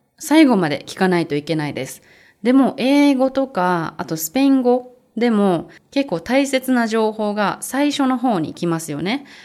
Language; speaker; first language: Japanese; native; Japanese